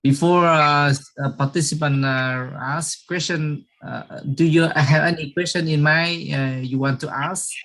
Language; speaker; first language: English; non-native, learner; Vietnamese